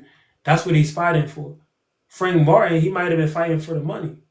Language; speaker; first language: English; native; English